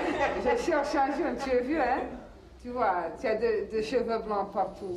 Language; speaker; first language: French; non-native, local second language; Arabic